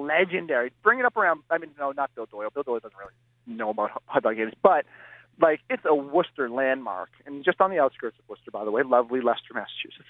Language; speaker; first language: English; native; English